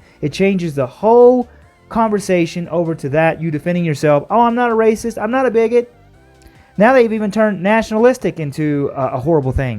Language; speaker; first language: English; native; English